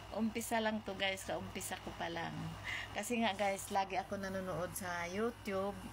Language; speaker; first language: Filipino; non-native, local second language; Cebuano